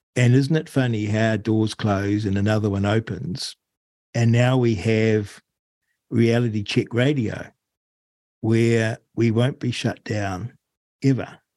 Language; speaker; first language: English; native; English